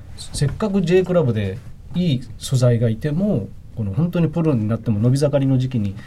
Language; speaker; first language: Japanese; native; Japanese